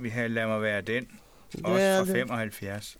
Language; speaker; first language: Danish; native; Danish